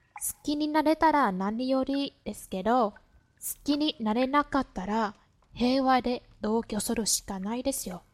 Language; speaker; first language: Japanese; non-native, fluent; Vietnamese